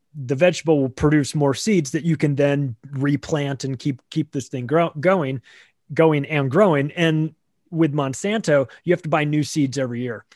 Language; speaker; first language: English; native; English